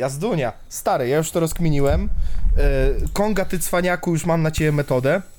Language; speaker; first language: Polish; native; Polish